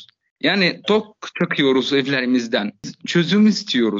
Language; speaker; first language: Turkish; non-native, fluent; Arabic